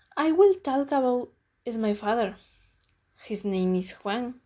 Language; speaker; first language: English; non-native, learner; Spanish